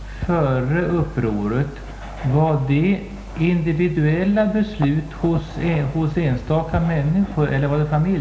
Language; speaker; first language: Swedish; native; Swedish